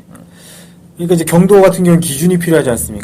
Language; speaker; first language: Korean; native; Korean